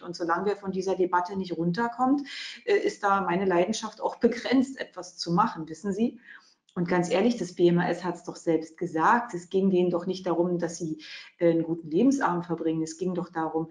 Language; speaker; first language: German; native; German